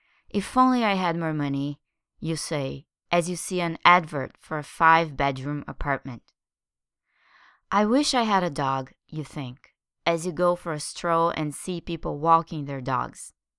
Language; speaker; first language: English; non-native, fluent; Portuguese